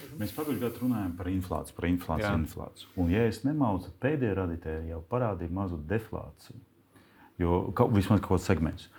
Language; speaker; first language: Latvian; non-native, local second language; Russian